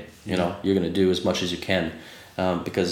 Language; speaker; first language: English; native; English